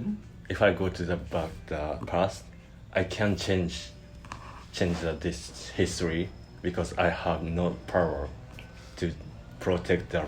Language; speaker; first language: English; non-native, learner; Japanese